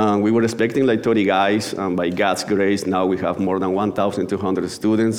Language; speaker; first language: English; non-native, fluent; Spanish